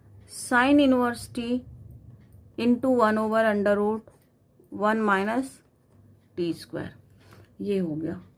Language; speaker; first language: Hindi; native; Hindi